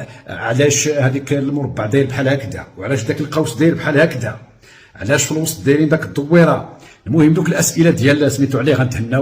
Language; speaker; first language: Arabic; native; Arabic